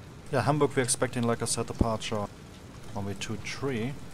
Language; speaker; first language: English; non-native, fluent; German